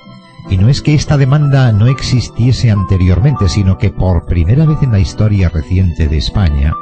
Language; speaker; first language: Spanish; native; Spanish